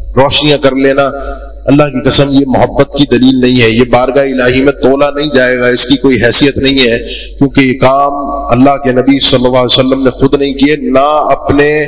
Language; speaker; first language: Urdu; native; Urdu